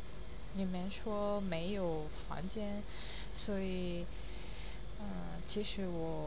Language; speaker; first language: Chinese; non-native, learner; Japanese